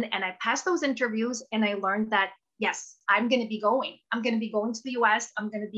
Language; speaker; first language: English; non-native, fluent; Russian